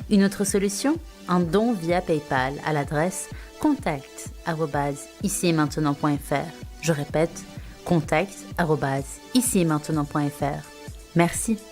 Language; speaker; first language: French; native; French